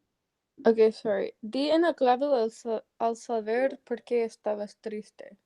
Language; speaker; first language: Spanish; non-native, learner; English